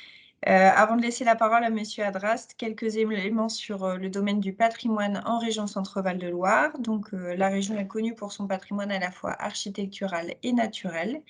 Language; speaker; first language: French; native; French